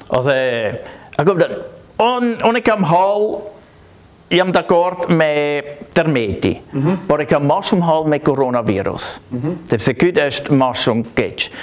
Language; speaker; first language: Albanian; non-native, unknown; German